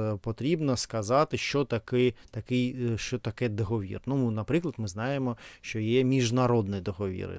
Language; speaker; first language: Ukrainian; non-native, fluent; Russian